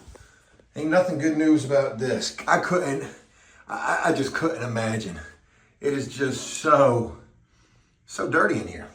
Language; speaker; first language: English; native; English